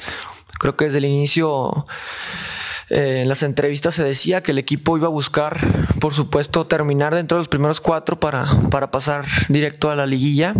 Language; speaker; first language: Spanish; native; Spanish